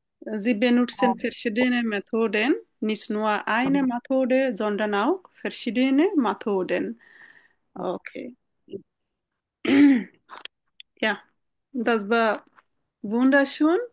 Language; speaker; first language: German; non-native, fluent; Bangla